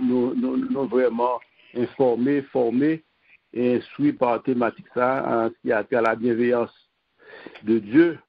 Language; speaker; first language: French; non-native, local second language; Haitian Creole